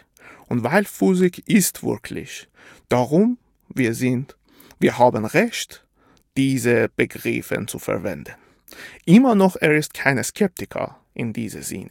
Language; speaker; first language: German; non-native, fluent; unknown